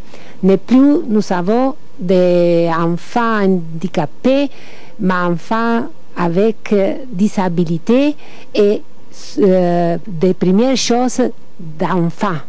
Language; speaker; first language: French; non-native, learner; Italian